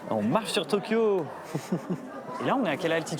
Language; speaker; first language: French; native; French